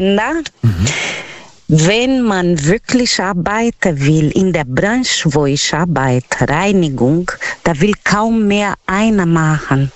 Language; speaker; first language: German; non-native, learner; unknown